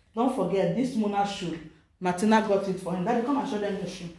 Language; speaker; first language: English; non-native, local second language; Igbo